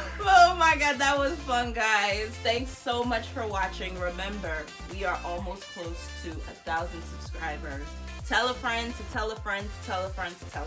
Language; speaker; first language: English; native; English